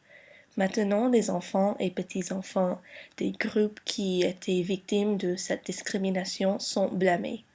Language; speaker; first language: French; non-native, learner; English